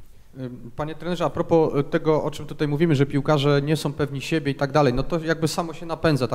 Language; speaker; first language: Polish; native; Polish